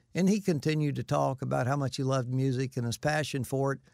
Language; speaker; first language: English; native; English